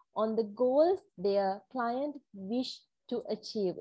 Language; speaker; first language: English; non-native, local second language; Sinhala